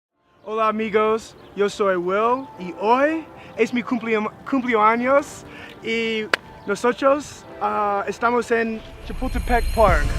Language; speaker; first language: Spanish; non-native, learner; English